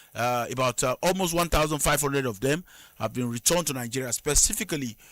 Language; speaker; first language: English; non-native, local second language; Yoruba